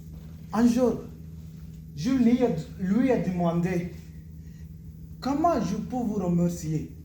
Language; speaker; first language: French; non-native, learner; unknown